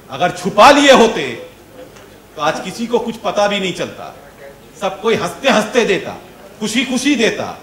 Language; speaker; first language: Hindi; non-native, local second language; Bangla